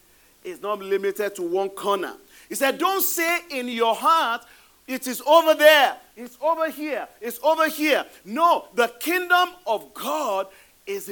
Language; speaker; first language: English; non-native, local second language; Yoruba